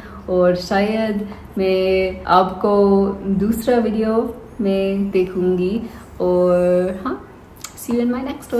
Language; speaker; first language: Hindi; non-native, learner; English